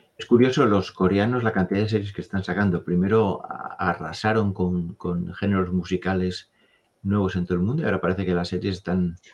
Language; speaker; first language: Spanish; native; Spanish